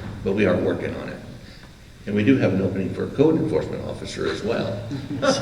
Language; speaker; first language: English; native; English